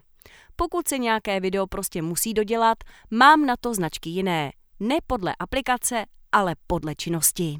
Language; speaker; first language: Czech; native; Czech